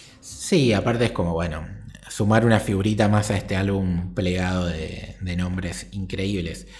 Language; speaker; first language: Spanish; native; Spanish